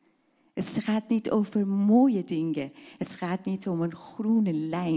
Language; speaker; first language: Dutch; non-native, fluent; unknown